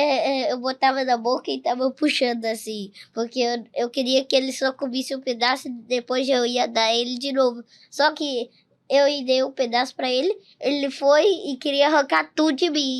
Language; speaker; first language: Portuguese; early bilingual, heritage; Portuguese